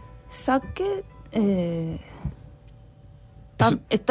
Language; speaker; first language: Spanish; non-native, learner; Japanese